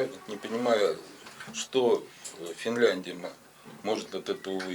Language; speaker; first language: Russian; native; Russian